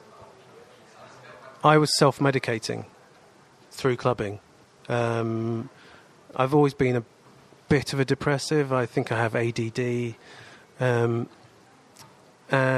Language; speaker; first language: English; native; English